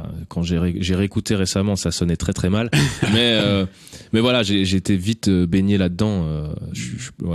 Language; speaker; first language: French; native; French